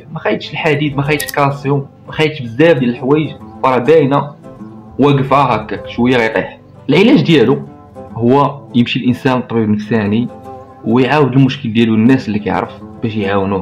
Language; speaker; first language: Arabic; native; Arabic